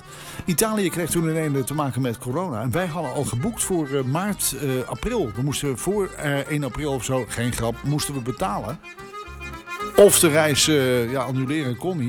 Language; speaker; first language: Dutch; native; Dutch